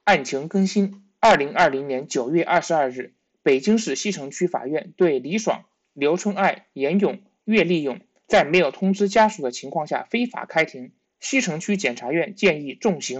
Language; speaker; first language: Chinese; native; Chinese